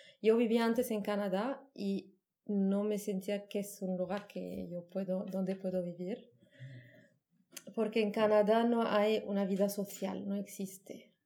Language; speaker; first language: Spanish; non-native, learner; Arabic